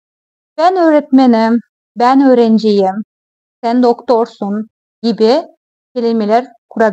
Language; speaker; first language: Turkish; non-native, fluent; Kazakh